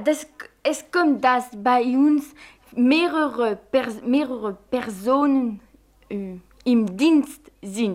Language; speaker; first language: German; non-native, fluent; French